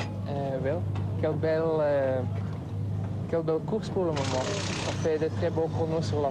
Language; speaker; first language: French; non-native, local second language; Dutch